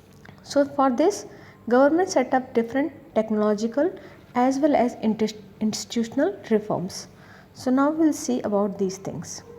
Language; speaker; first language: English; non-native, local second language; Hindi